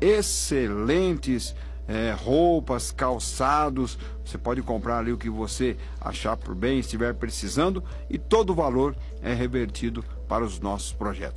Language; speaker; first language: Portuguese; native; Portuguese